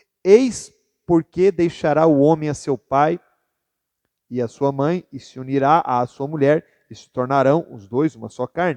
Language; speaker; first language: Portuguese; native; Portuguese